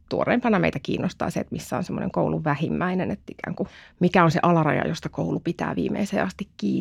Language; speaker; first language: Finnish; native; Finnish